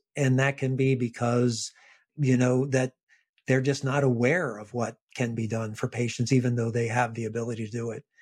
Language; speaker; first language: English; native; English